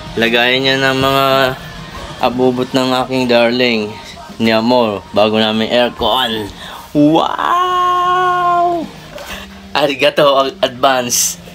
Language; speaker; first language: Filipino; native; Filipino